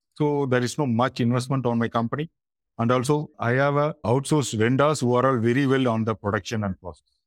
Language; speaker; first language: English; non-native, local second language; Tamil